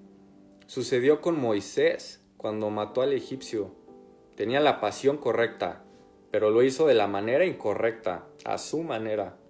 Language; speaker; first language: Spanish; native; Spanish